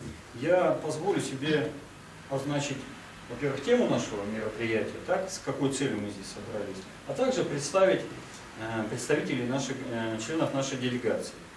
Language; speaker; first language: Russian; native; Russian